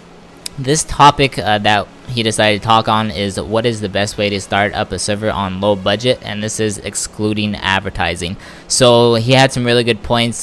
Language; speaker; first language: English; native; English